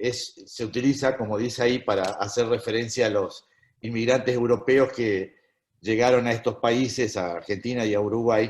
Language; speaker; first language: Spanish; native; Spanish